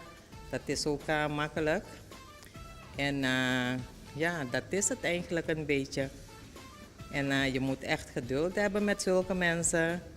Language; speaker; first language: Dutch; non-native, local second language; Papiamento